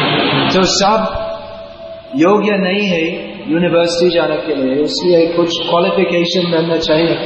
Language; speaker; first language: Hindi; non-native, learner; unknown